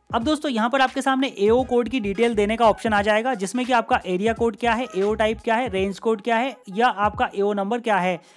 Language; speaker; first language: Hindi; native; Hindi